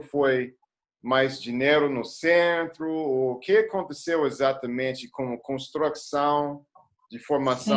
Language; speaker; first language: Portuguese; non-native, learner; English